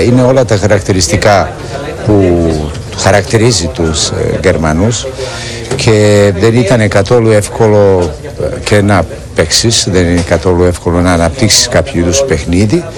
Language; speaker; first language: Greek; non-native, fluent; Serbian